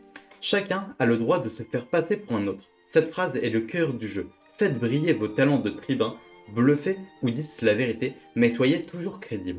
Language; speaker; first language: French; native; French